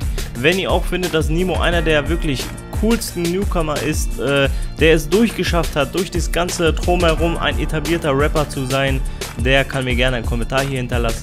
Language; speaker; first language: German; native; German